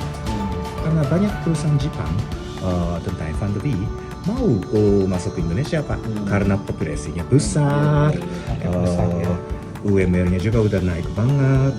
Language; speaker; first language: Indonesian; non-native, learner; Japanese